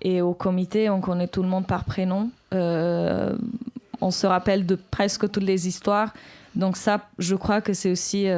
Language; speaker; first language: French; native; French